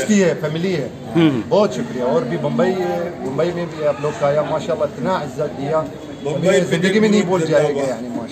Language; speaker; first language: Hindi; non-native, learner; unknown